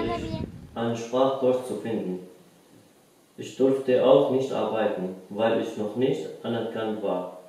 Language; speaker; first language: German; non-native, learner; Arabic